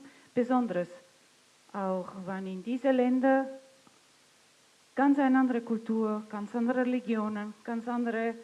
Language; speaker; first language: German; non-native, fluent; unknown